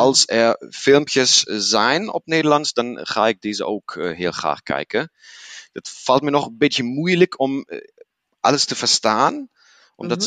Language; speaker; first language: Dutch; non-native, learner; German